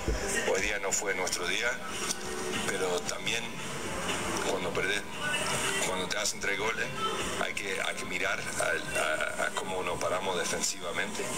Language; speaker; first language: Spanish; non-native, fluent; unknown